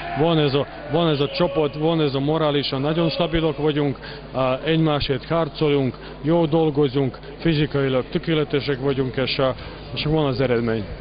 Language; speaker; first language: Hungarian; non-native, learner; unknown